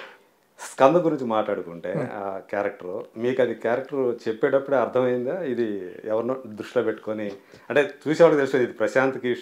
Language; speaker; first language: Telugu; native; Telugu